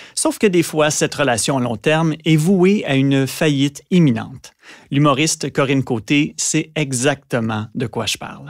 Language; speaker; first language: French; native; French